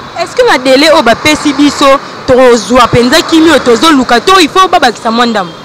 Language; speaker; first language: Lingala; native; Lingala